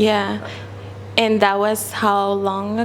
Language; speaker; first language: English; non-native, fluent; Spanish